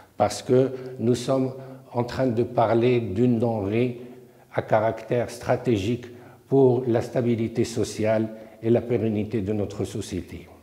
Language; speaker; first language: French; non-native, local second language; Arabic